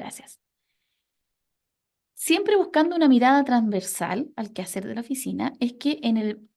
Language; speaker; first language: Spanish; native; Spanish